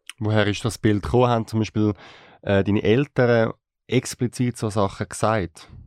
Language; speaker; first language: German; native; German